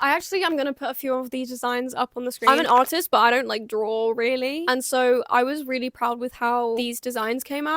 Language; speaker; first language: English; native; English